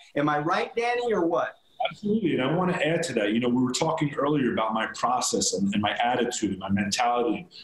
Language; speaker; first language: English; native; English